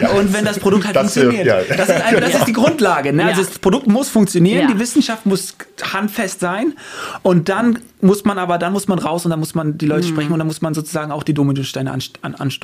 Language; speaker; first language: German; native; German